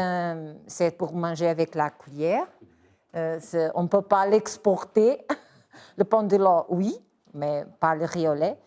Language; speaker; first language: French; non-native, fluent; Portuguese